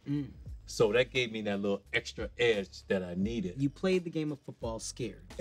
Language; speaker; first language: English; native; English